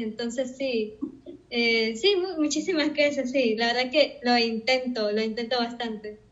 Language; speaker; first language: Spanish; non-native, learner; English